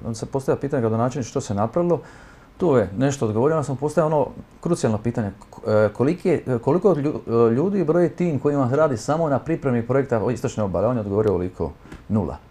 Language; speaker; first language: Croatian; native; Croatian